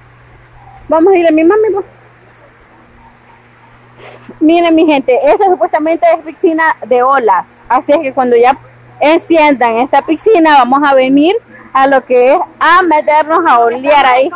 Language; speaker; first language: Spanish; native; Spanish